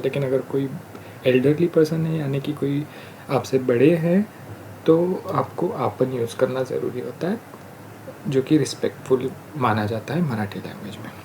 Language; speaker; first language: Hindi; non-native, local second language; Marathi